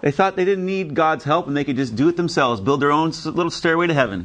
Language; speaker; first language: English; native; English